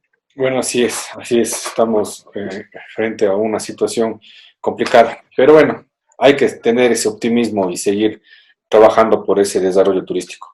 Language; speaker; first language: Spanish; native; Spanish